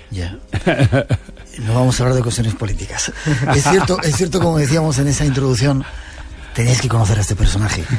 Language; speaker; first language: Spanish; native; Spanish